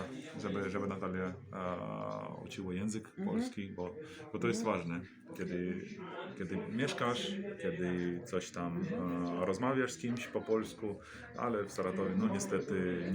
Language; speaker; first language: Polish; non-native, learner; Russian